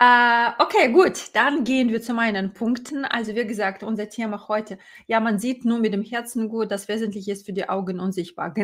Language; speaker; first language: German; non-native, fluent; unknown